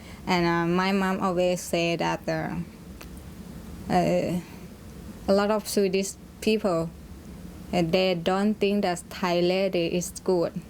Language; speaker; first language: English; non-native, learner; Thai